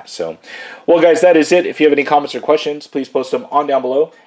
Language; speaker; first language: English; native; English